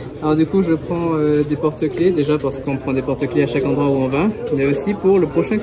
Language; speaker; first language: French; native; French